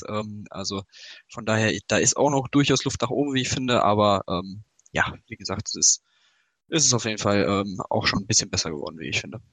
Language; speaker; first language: German; native; German